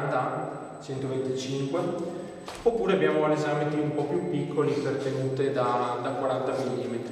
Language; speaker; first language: Italian; native; Italian